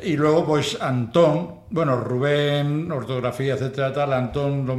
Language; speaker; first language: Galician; non-native, local second language; Spanish